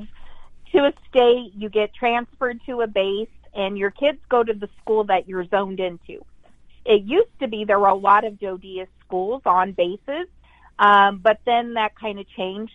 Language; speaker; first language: English; native; English